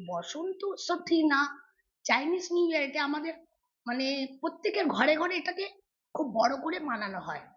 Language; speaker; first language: Bangla; non-native, local second language; Hakka Chinese